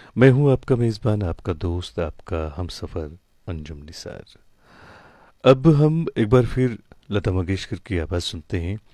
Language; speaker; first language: Hindi; non-native, local second language; Kashmiri